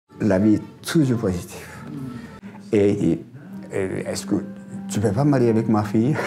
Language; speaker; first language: French; non-native, learner; Japanese